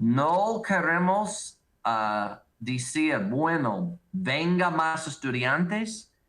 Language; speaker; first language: Spanish; non-native, learner; English